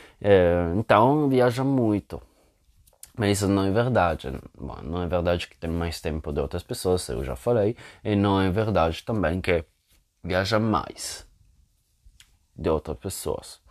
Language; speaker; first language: Portuguese; non-native, fluent; Italian